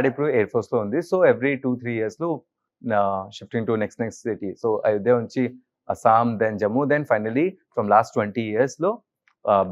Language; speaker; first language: Telugu; non-native, learner; Hindi